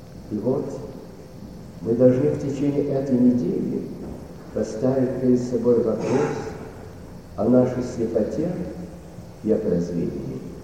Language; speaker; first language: Russian; native; Russian